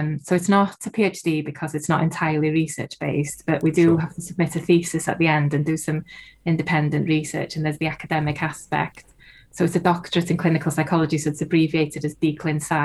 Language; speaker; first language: English; non-native, local second language; Welsh